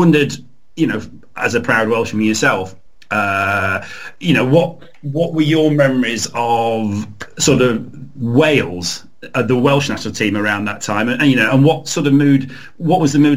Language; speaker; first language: English; native; English